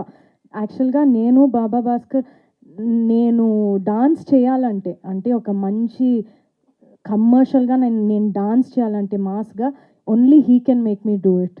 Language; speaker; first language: Telugu; non-native, fluent; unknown